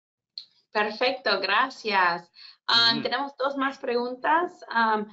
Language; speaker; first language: Spanish; early bilingual, heritage; Spanish